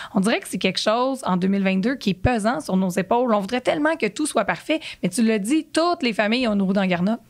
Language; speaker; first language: French; native; French